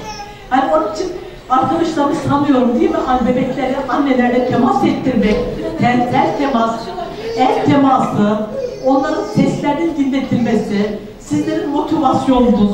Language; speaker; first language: Turkish; native; Turkish